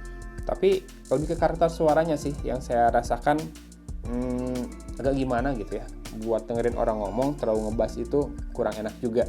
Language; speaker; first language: Indonesian; native; Indonesian